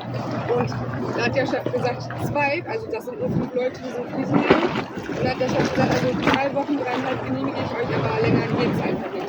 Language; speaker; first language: German; native; German